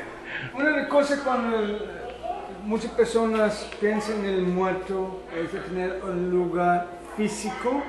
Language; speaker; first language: Spanish; non-native, fluent; Dutch